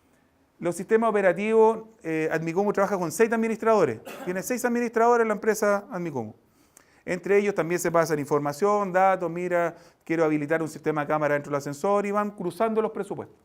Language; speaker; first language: Spanish; native; Spanish